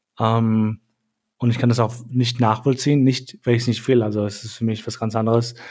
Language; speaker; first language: German; early bilingual, other home language; Albanian